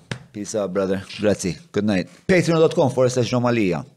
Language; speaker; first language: English; non-native, local second language; Maltese